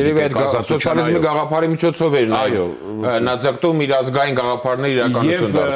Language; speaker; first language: Armenian; native; Armenian